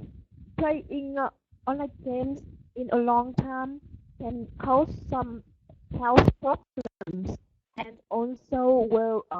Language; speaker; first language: English; non-native, learner; Vietnamese